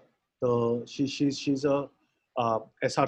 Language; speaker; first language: English; non-native, local second language; Hindi